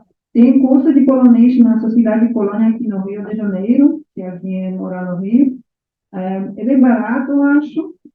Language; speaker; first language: Portuguese; non-native, learner; Polish